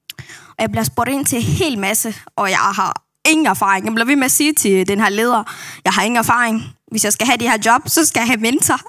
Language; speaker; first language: Danish; non-native, local second language; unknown